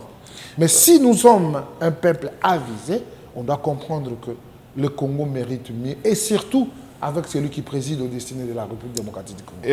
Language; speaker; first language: French; non-native, local second language; Lingala